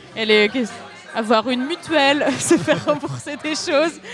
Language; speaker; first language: French; native; French